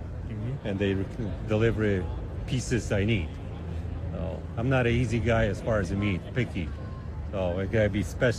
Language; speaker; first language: English; non-native, fluent; Polish